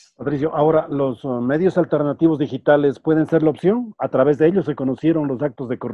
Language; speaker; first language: Spanish; native; Spanish